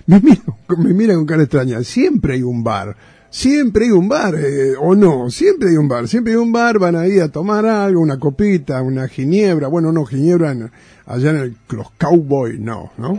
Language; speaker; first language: Spanish; native; Spanish